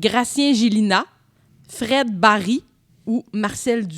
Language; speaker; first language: French; native; French